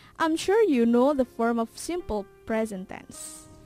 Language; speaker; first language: English; non-native, fluent; Indonesian